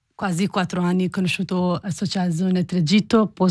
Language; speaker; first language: Italian; non-native, learner; Kurdish